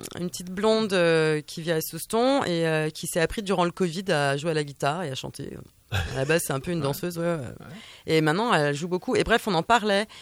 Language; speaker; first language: French; early bilingual, heritage; French